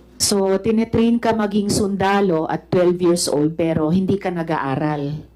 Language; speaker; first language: Filipino; native; Filipino